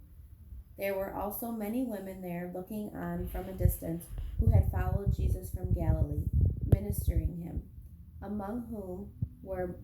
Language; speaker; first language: English; native; English